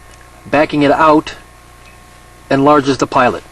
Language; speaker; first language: English; native; English